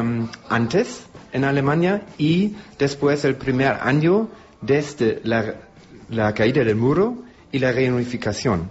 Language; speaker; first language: Spanish; non-native, fluent; German